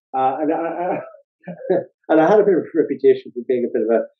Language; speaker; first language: English; native; English